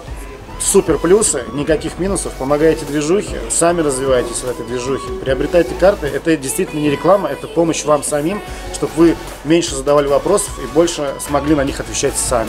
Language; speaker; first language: Russian; native; Russian